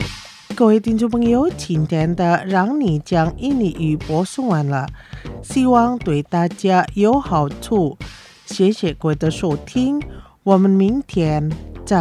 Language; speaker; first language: Chinese; non-native, fluent; Indonesian